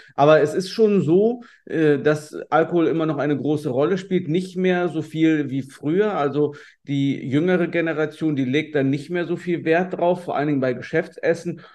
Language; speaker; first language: German; native; German